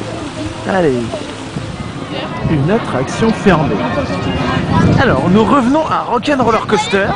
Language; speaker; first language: French; native; French